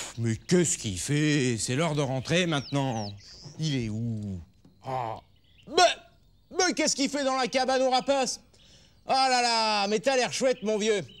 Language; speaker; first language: French; native; French